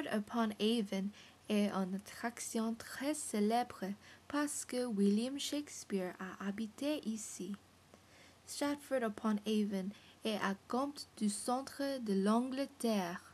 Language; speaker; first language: French; non-native, learner; English